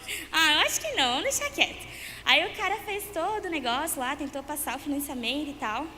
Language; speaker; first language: Portuguese; native; Portuguese